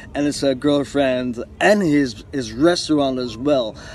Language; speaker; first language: English; non-native, fluent; Dutch